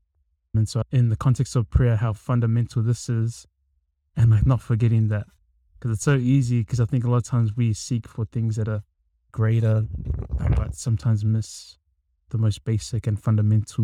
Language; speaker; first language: English; native; English